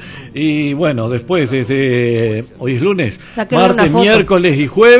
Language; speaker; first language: Spanish; native; Spanish